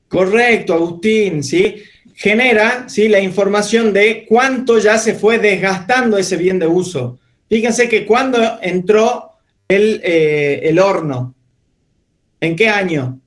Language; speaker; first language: Spanish; native; Spanish